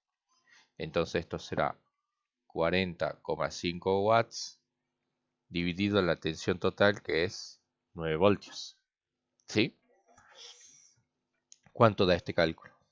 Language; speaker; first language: Spanish; native; Spanish